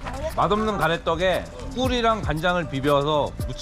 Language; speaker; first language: Korean; native; Korean